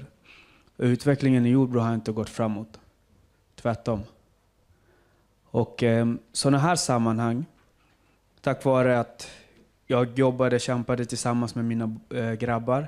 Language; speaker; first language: Swedish; non-native, fluent; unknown